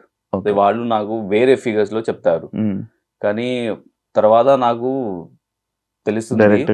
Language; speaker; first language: Telugu; non-native, learner; Hindi